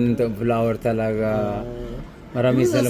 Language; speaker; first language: Filipino; non-native, learner; Arabic